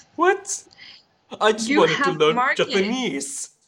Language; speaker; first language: English; non-native, fluent; Swedish